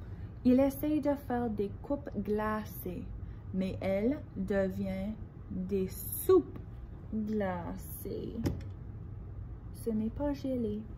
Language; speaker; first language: French; non-native, fluent; English